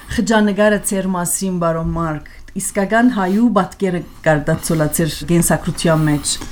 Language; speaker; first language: Armenian; early bilingual, heritage; Armenian